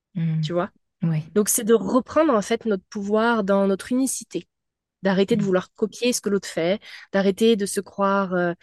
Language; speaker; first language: French; native; French